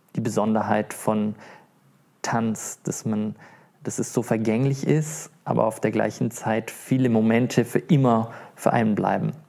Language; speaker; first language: German; native; German